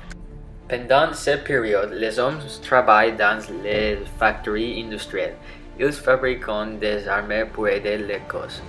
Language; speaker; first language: French; non-native, learner; English